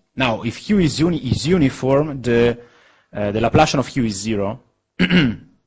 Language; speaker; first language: English; non-native, fluent; Italian